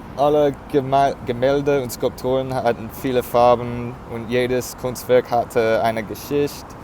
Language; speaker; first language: German; non-native, learner; English